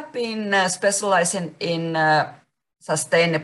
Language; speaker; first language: English; non-native, fluent; Finnish